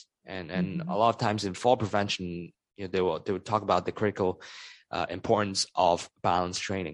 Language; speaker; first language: English; non-native, local second language; Cantonese